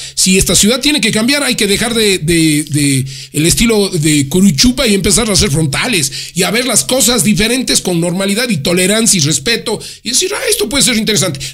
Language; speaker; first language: Spanish; native; Spanish